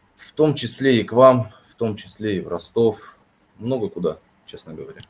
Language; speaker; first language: Russian; native; Russian